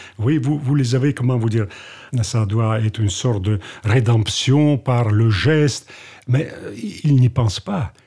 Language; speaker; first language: French; non-native, fluent; Russian